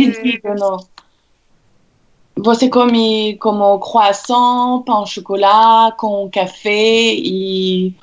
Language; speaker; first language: Portuguese; non-native, fluent; French